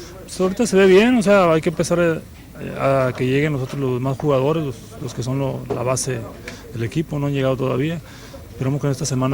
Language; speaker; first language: Spanish; native; Spanish